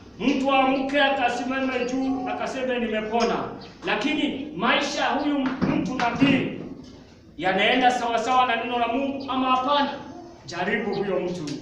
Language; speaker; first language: Swahili; non-native, local second language; Luyia